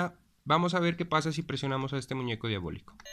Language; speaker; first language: Spanish; native; Spanish